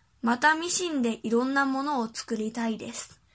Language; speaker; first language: Japanese; early bilingual, other home language; Chinese